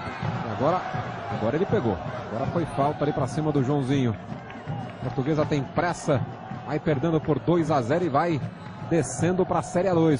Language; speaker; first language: Portuguese; native; Portuguese